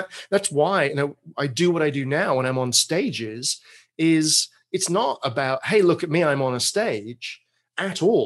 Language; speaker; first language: English; native; English